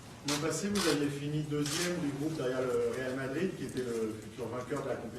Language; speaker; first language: French; native; French